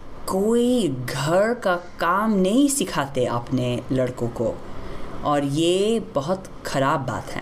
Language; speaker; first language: Hindi; non-native, fluent; English